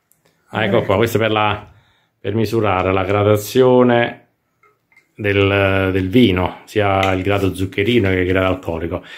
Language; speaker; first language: Italian; native; Italian